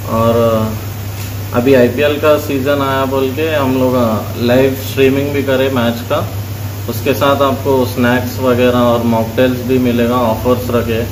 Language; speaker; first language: Hindi; non-native, local second language; Telugu